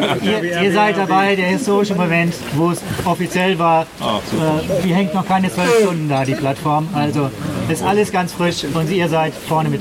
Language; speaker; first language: German; native; German